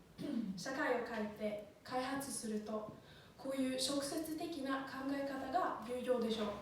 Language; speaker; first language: Japanese; non-native, fluent; Swedish